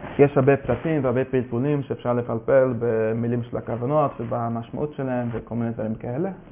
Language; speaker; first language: Hebrew; non-native, fluent; Yiddish